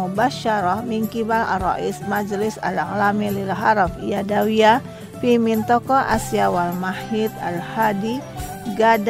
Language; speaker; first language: Arabic; non-native, learner; Indonesian